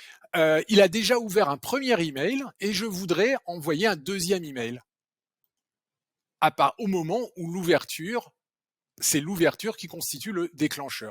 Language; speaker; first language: French; native; French